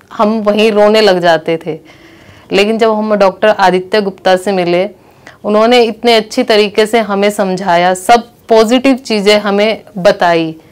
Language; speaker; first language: Hindi; native; Hindi